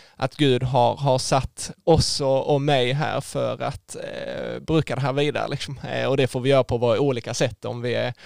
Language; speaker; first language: Swedish; native; Swedish